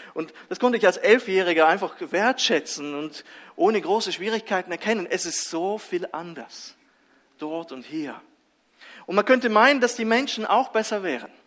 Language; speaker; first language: German; early bilingual, other home language; Russian